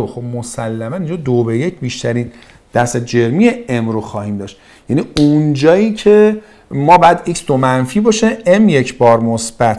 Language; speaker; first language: Persian; native; Persian